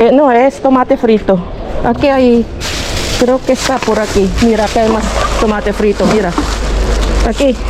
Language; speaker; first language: Spanish; non-native, fluent; Filipino